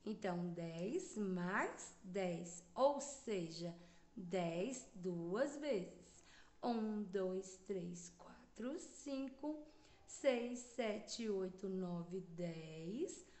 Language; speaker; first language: Portuguese; native; Portuguese